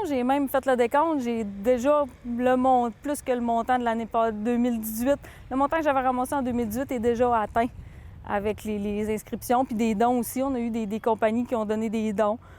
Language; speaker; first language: French; native; French